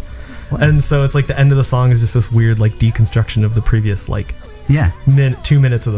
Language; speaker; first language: English; early bilingual, other home language; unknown